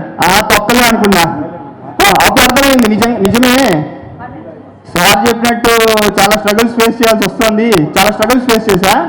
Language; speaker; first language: Telugu; native; Telugu